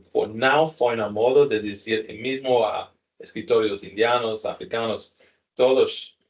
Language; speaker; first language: Spanish; non-native, learner; English